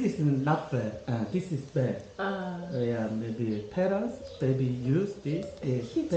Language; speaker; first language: English; non-native, learner; Korean